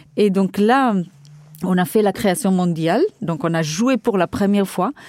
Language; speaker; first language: French; non-native, fluent; Portuguese